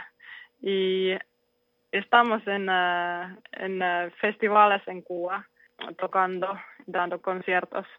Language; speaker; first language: Spanish; non-native, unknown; Finnish